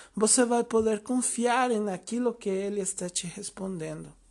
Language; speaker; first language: Portuguese; non-native, fluent; Spanish